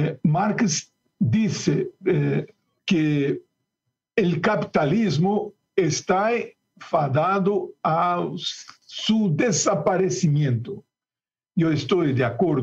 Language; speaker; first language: Spanish; non-native, learner; Portuguese